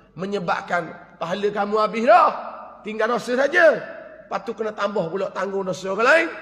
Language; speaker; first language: Malay; native; Malay